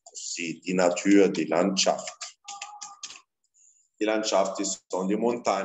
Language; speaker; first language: German; non-native, fluent; Arabic